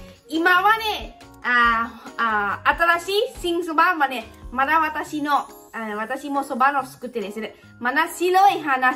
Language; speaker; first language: Japanese; non-native, learner; Lao